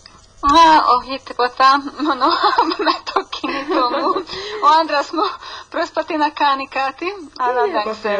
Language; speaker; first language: Greek; non-native, learner; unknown